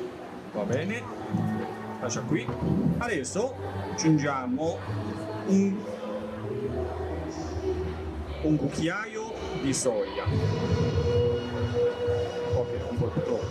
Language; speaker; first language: Italian; non-native, learner; Chinese